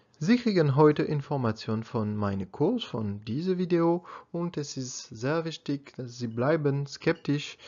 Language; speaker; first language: German; non-native, learner; French